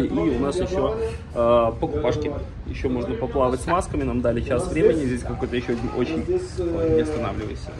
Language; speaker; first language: Russian; native; Russian